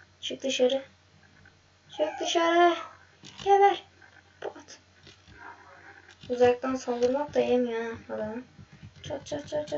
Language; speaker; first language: Turkish; native; Turkish